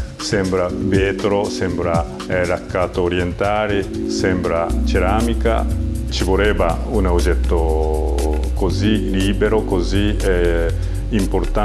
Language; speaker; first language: Italian; non-native, fluent; Japanese